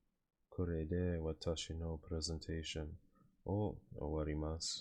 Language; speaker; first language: Japanese; non-native, learner; English